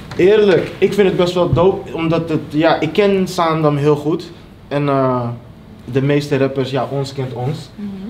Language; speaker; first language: Dutch; early bilingual, other home language; Papiamento